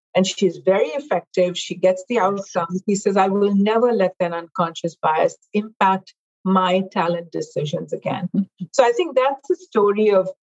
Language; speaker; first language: English; non-native, local second language; Hindi